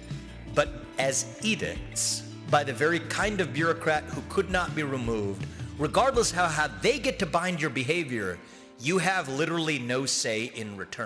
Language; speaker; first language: English; native; English